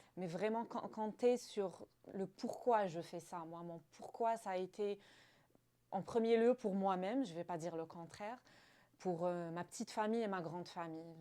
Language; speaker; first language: French; non-native, local second language; Arabic